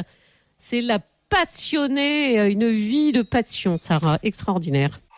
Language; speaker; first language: French; native; French